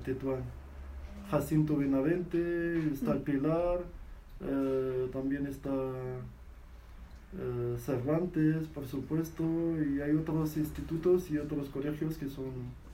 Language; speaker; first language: Spanish; non-native, fluent; Arabic